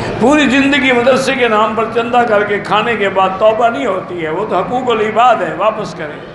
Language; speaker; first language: Urdu; early bilingual, heritage; Urdu